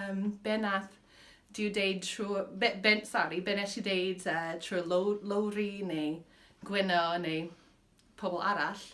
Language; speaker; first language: Welsh; non-native, fluent; English